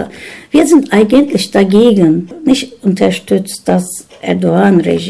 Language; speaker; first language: German; non-native, learner; Turkish